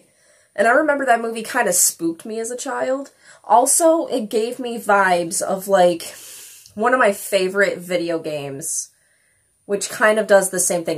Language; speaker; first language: English; native; English